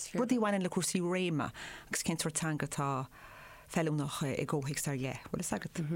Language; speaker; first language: Irish; native; Irish